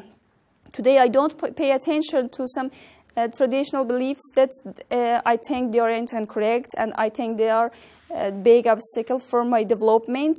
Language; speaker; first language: English; non-native, learner; Persian